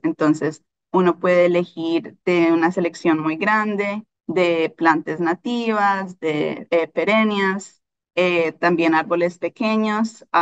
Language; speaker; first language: Spanish; early bilingual, heritage; Spanish